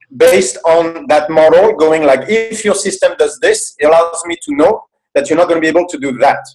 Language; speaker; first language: English; non-native, fluent; French